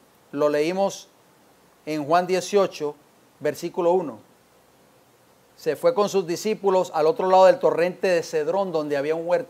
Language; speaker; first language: Spanish; native; Spanish